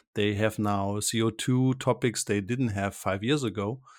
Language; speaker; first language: English; non-native, fluent; German